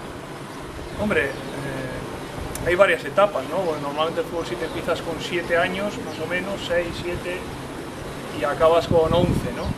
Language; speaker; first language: Spanish; native; Spanish